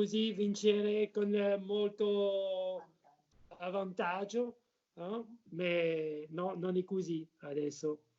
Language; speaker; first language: Italian; non-native, learner; French